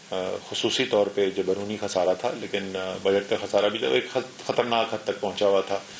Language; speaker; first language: Urdu; native; Urdu